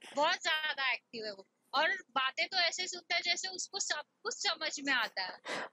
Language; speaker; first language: Hindi; non-native, local second language; Marathi